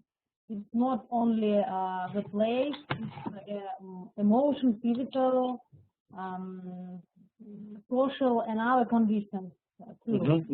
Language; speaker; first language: English; non-native, learner; Russian